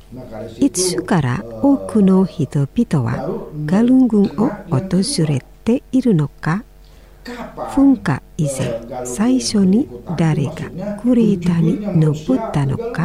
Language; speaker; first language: Japanese; non-native, fluent; Indonesian